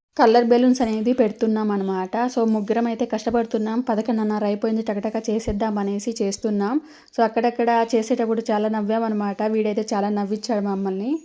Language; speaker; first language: Telugu; native; Telugu